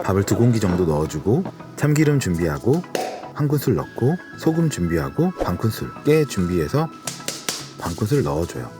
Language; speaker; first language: Korean; native; Korean